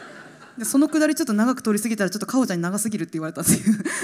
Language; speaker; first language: Japanese; native; Japanese